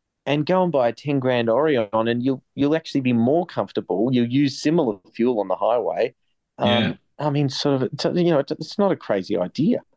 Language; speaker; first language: English; native; English